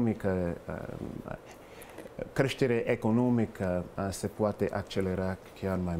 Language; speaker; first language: Romanian; non-native, fluent; English